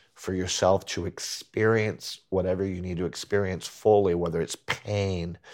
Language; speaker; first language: English; early bilingual, other home language; Spanish